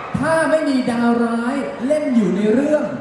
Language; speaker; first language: Thai; native; Thai